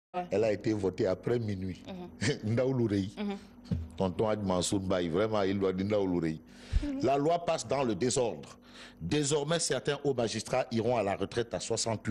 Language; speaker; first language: French; non-native, local second language; Wolof